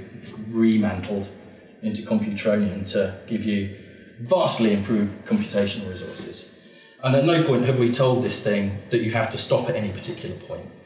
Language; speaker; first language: English; native; English